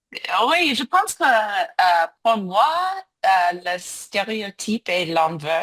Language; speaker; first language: French; non-native, learner; English